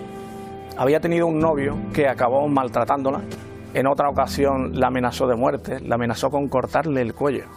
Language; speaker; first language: Spanish; native; Spanish